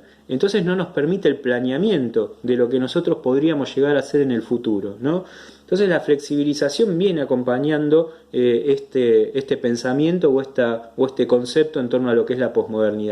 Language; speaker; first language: Spanish; native; Spanish